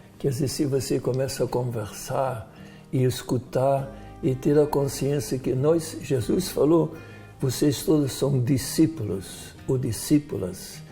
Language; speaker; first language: Portuguese; non-native, fluent; Dutch